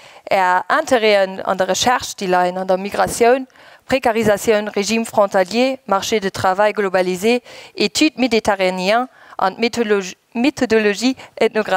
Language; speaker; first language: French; non-native, local second language; Luxembourgish